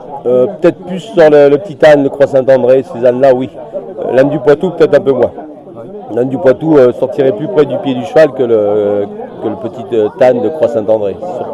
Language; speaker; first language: French; native; French